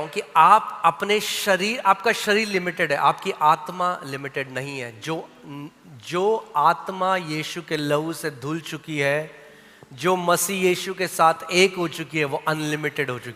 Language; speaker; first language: Hindi; native; Hindi